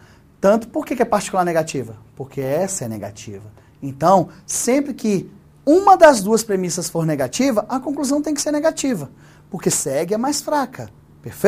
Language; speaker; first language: Portuguese; native; Portuguese